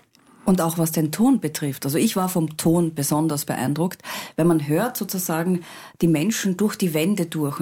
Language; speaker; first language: German; native; German